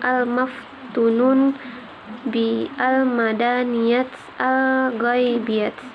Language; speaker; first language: Arabic; non-native, learner; Indonesian